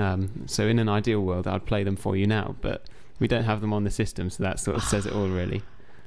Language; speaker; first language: English; native; English